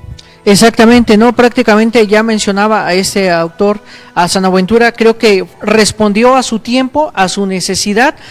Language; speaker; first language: Spanish; native; Spanish